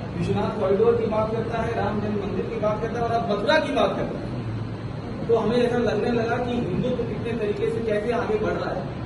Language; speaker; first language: Hindi; native; Hindi